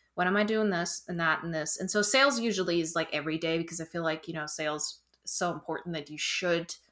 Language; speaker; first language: English; non-native, fluent; German